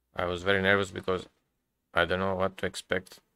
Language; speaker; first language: English; non-native, learner; Greek